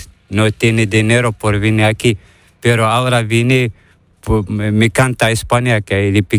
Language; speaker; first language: Spanish; non-native, learner; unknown